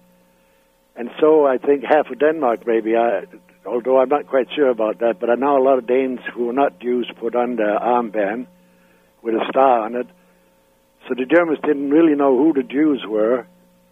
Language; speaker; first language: English; non-native, fluent; Danish